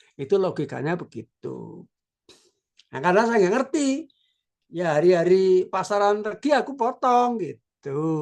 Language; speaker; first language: Indonesian; non-native, local second language; Javanese